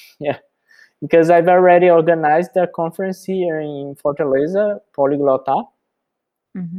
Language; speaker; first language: English; non-native, fluent; Portuguese